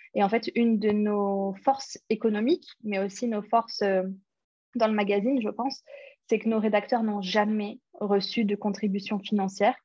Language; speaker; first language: French; early bilingual, other home language; English